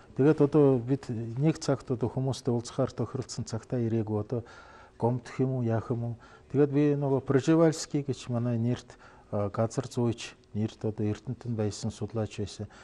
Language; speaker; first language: Mongolian; non-native, fluent; Russian